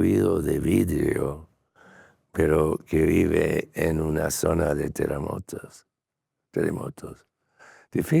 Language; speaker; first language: Spanish; non-native, fluent; English